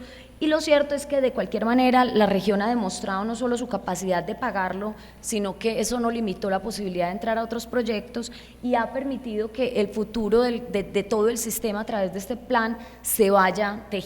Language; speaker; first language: Spanish; native; Spanish